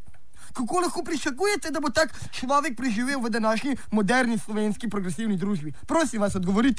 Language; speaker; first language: Slovenian; native; Slovenian